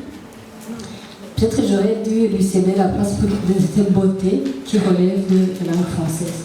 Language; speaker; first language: French; non-native, local second language; Rundi